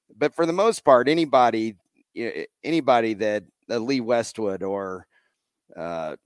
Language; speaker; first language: English; native; English